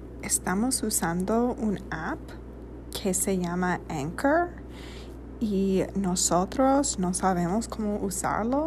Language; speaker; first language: Spanish; non-native, learner; English